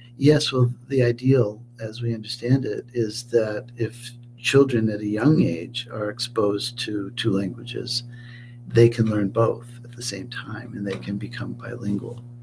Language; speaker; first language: English; native; English